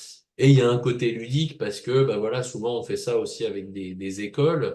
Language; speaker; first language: French; native; French